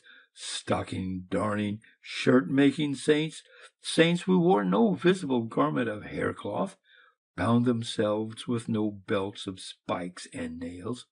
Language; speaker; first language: English; native; English